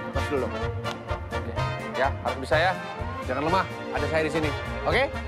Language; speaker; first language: Indonesian; native; Indonesian